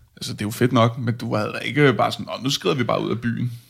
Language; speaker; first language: Danish; native; Danish